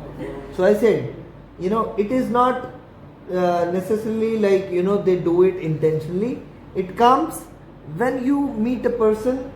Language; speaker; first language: English; non-native, fluent; Hindi